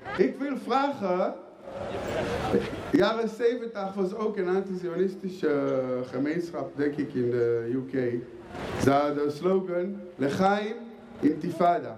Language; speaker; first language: Dutch; non-native, fluent; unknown